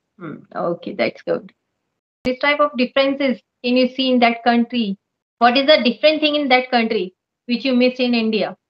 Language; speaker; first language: English; non-native, local second language; Hindi